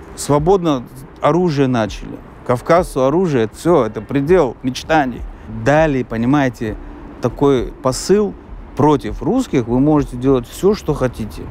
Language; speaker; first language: Russian; non-native, local second language; Chechen